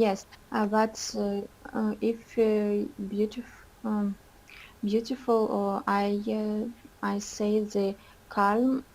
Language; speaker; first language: English; non-native, learner; Russian